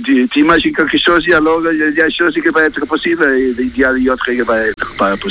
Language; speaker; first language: French; non-native, learner; Spanish